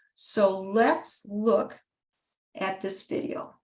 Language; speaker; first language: English; native; English